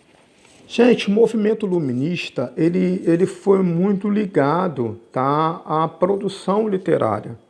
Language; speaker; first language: Portuguese; native; Portuguese